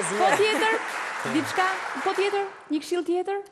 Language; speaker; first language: Albanian; native; Albanian